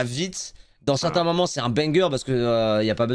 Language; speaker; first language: French; native; French